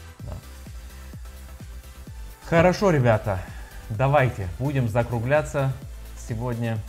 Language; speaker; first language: Russian; non-native, learner; Lithuanian